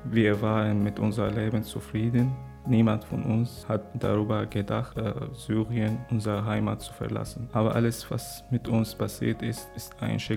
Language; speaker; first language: German; non-native, fluent; Arabic